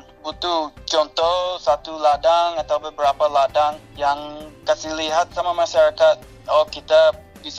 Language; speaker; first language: Indonesian; non-native, fluent; English